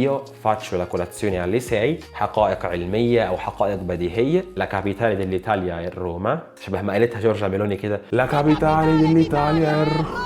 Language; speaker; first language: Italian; non-native, fluent; Arabic